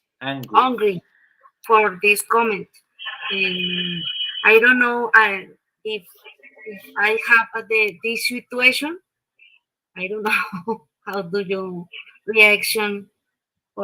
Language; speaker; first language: English; non-native, learner; Spanish